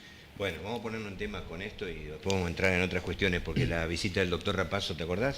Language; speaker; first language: Spanish; native; Spanish